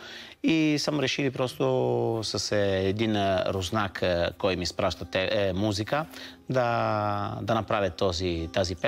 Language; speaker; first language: Bulgarian; non-native, fluent; Italian